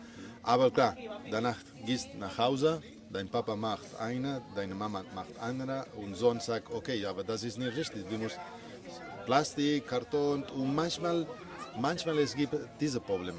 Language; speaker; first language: German; non-native, learner; Spanish